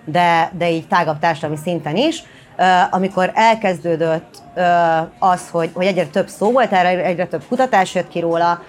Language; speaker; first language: Hungarian; native; Hungarian